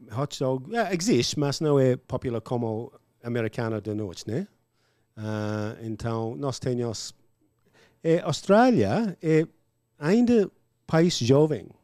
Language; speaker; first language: Portuguese; non-native, learner; English